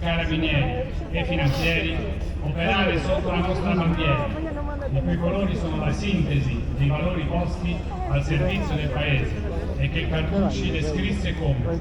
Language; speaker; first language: Italian; native; Italian